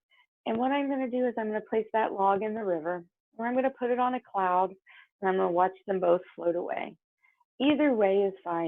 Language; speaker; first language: English; native; English